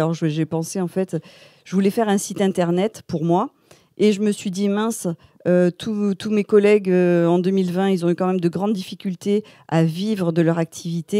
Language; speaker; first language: French; native; French